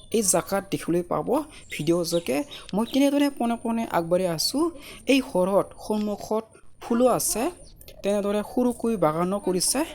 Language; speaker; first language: Assamese; non-native, local second language; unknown